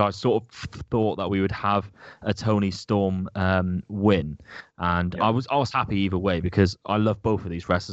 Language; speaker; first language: English; native; English